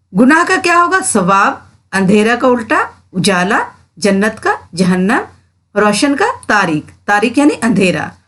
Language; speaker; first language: Urdu; native; Urdu